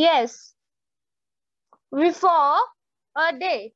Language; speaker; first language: English; non-native, local second language; Hindi